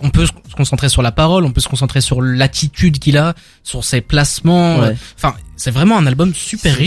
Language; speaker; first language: French; native; French